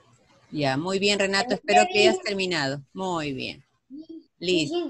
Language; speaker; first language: Spanish; native; Spanish